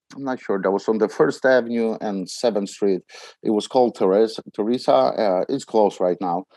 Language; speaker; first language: English; non-native, fluent; Polish